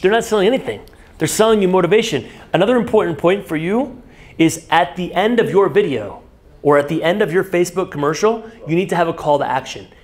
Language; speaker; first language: English; native; English